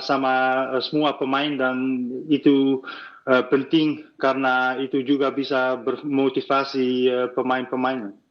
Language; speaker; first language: Indonesian; non-native, fluent; Dutch